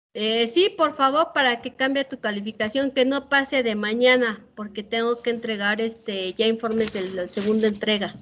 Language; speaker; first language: Spanish; native; Spanish